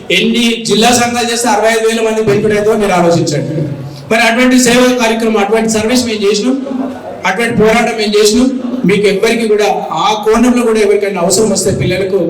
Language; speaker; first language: Telugu; native; Telugu